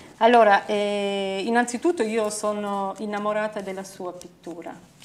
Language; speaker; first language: Italian; non-native, fluent; Albanian